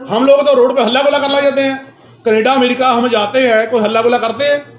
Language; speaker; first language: Hindi; non-native, local second language; Punjabi